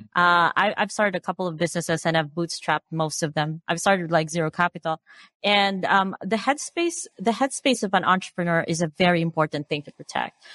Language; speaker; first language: English; non-native, local second language; Cebuano